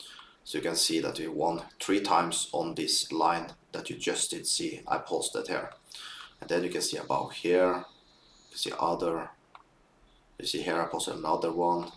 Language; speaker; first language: English; non-native, fluent; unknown